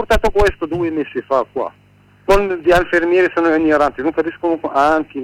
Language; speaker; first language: Italian; non-native, learner; Arabic